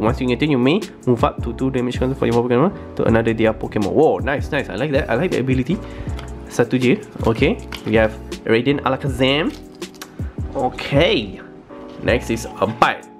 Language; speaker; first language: English; non-native, local second language; Malay